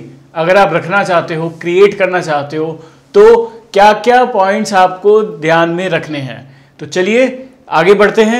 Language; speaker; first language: Hindi; native; Hindi